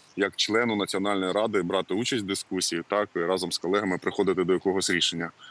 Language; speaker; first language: Ukrainian; native; Ukrainian